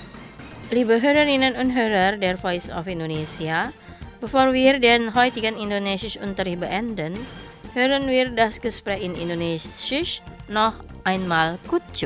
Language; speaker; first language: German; non-native, fluent; Indonesian